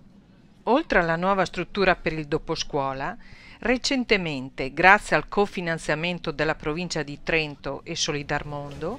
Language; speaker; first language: Italian; native; Italian